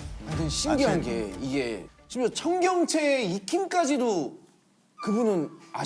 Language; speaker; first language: Korean; native; Korean